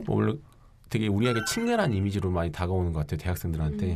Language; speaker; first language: Korean; native; Korean